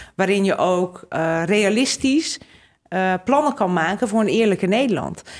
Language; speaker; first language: Dutch; early bilingual, other home language; Hungarian